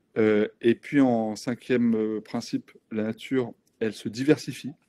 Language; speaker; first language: French; native; French